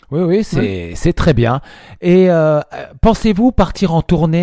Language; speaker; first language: French; native; French